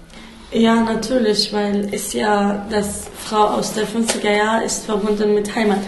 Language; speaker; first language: German; non-native, fluent; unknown